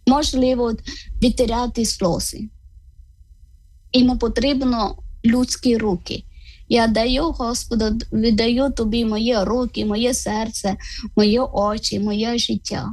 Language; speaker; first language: Ukrainian; non-native, learner; Malayalam